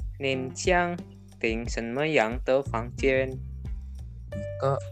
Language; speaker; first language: Chinese; non-native, learner; Indonesian